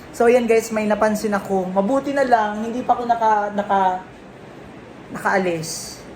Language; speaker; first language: Filipino; non-native, local second language; Waray